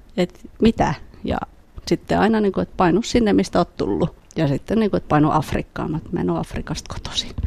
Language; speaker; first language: Finnish; early bilingual, other home language; Khmer